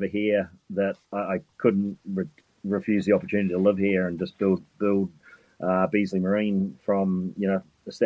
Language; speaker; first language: English; native; English